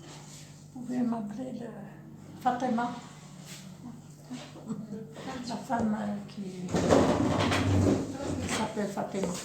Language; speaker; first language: French; non-native, local second language; Arabic